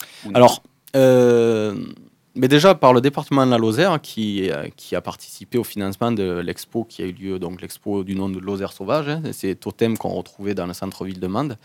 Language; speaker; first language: French; native; French